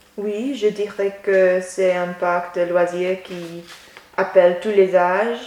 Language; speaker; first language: French; non-native, learner; English